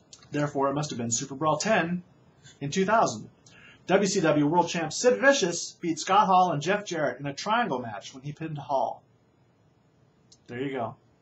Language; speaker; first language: English; native; English